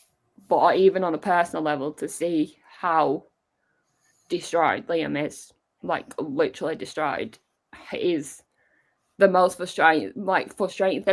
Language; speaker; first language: English; native; English